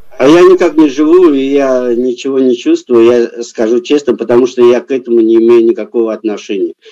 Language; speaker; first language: Russian; native; Russian